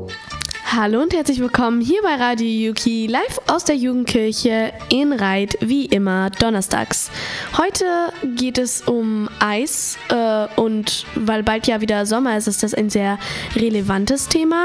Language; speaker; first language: German; native; German